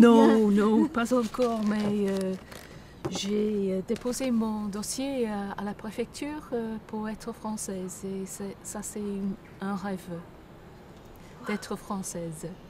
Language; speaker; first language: French; non-native, fluent; English